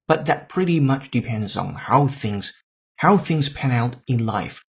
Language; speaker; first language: English; non-native, fluent; Chinese